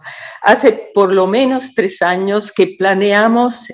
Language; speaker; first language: Spanish; non-native, fluent; Italian